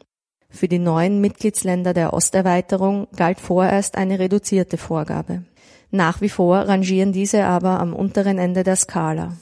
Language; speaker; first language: German; native; German